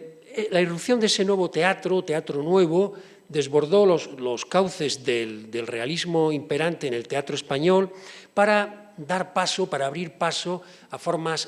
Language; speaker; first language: Spanish; native; Spanish